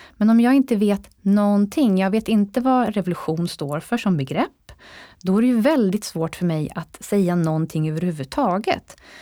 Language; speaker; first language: Swedish; native; Swedish